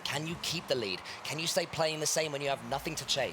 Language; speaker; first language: English; native; English